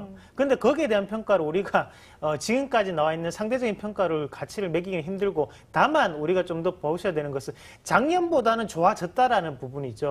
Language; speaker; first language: Korean; native; Korean